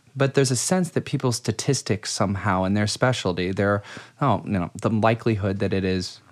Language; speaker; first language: English; native; English